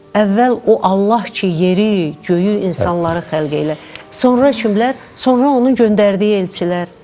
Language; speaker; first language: Azerbaijani; native; Azerbaijani